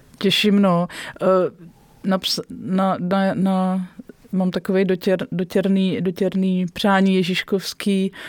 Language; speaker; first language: Czech; native; Czech